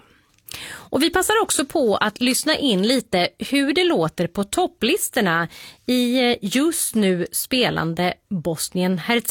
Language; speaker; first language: Swedish; native; Swedish